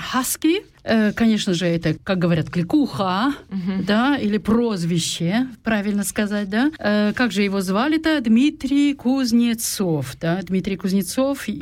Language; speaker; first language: Russian; non-native, local second language; Kazakh